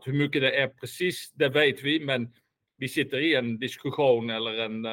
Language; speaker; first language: Swedish; non-native, fluent; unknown